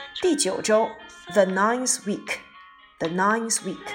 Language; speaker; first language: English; non-native, fluent; Chinese